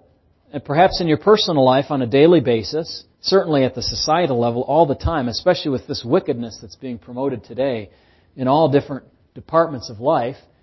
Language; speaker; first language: English; native; English